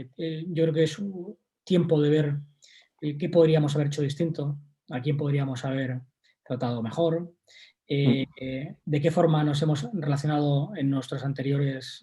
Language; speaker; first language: Spanish; native; Spanish